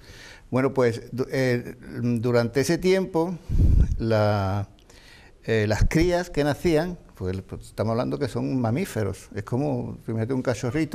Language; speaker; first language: Spanish; native; Spanish